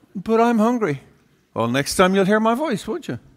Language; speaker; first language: English; native; English